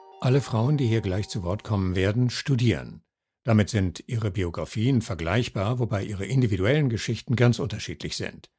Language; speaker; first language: German; native; German